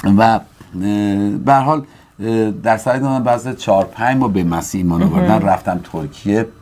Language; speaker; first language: Persian; native; Persian